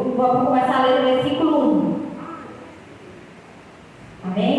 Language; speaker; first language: Portuguese; native; Portuguese